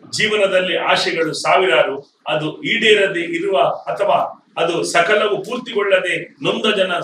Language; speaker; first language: Kannada; native; Kannada